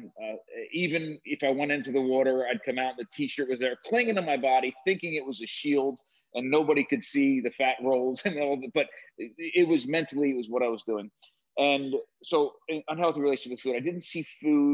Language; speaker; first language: English; native; English